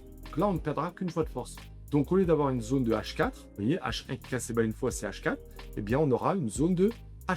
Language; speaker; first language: French; native; French